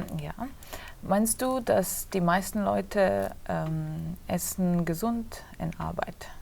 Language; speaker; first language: German; non-native, fluent; Slovenian